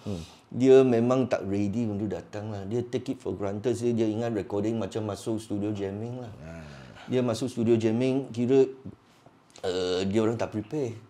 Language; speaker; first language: Malay; non-native, local second language; Cantonese